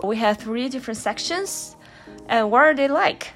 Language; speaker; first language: English; non-native, fluent; Chinese